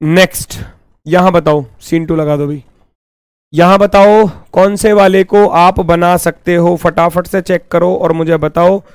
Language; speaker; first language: Hindi; native; Hindi